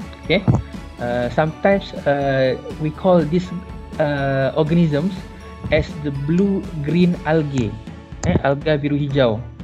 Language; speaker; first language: English; non-native, local second language; Malay